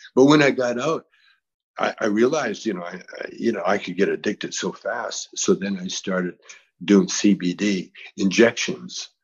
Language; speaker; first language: English; native; English